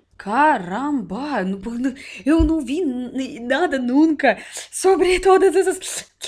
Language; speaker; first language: Portuguese; non-native, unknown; Russian